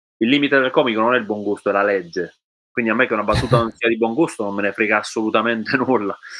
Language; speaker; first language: Italian; native; Italian